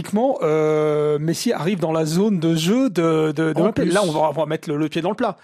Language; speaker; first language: French; native; French